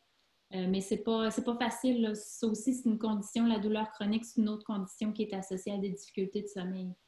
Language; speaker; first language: French; native; French